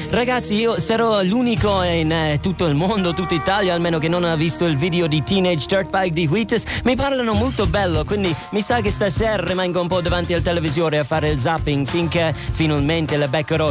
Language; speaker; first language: Italian; non-native, fluent; English